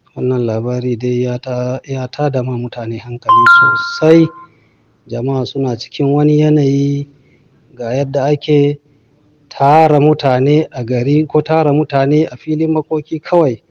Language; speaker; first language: Hausa; native; Hausa